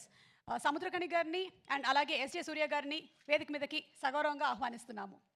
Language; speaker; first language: Telugu; native; Telugu